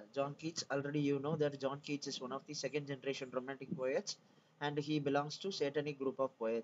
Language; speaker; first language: English; non-native, local second language; Tamil